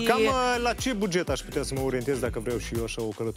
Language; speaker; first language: Romanian; native; Romanian